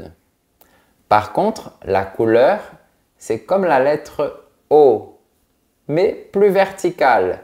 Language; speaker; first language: French; native; French